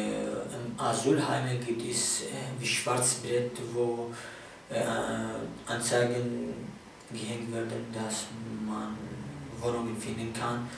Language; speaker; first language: German; non-native, learner; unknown